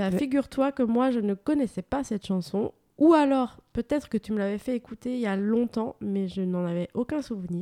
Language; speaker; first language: French; native; French